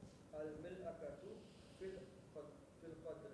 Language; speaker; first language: Arabic; non-native, learner; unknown